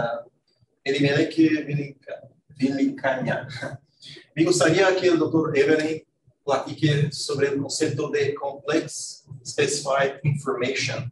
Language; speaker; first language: Spanish; non-native, fluent; Portuguese